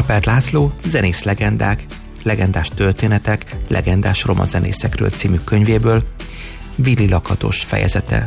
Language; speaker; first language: Hungarian; native; Hungarian